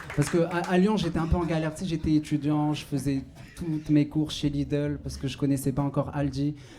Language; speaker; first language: French; non-native, local second language; Arabic